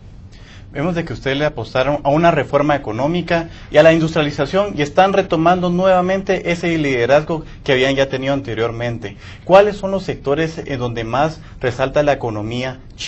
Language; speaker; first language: Spanish; native; Spanish